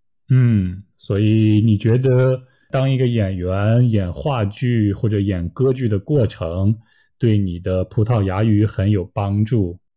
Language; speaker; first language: Chinese; native; Chinese